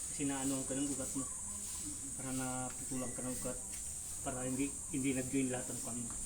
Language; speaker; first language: Filipino; non-native, local second language; Cebuano